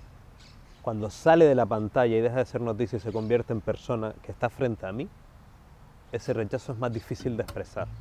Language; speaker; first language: Spanish; native; Spanish